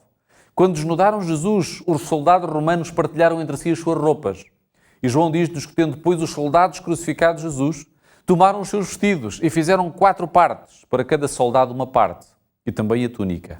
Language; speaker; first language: Portuguese; native; Portuguese